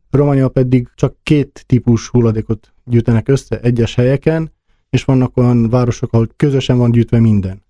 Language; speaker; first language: Hungarian; non-native, local second language; Romanian